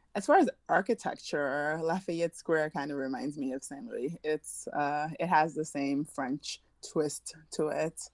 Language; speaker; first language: English; early bilingual, other home language; French